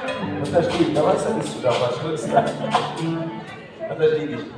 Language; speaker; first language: Russian; non-native, learner; Arabic